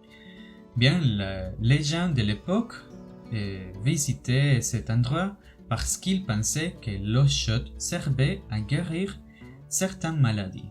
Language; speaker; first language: French; non-native, learner; Spanish